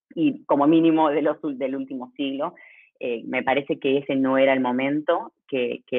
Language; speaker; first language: Spanish; native; Spanish